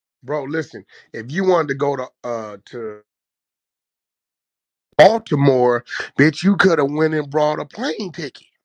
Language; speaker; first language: English; native; English